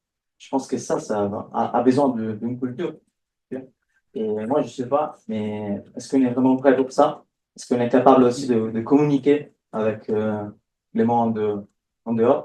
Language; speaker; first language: French; non-native, fluent; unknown